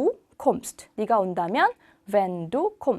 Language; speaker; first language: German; non-native, fluent; Korean